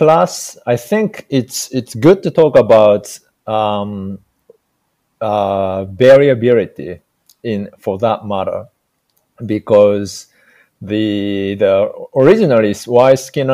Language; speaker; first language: English; non-native, fluent; Japanese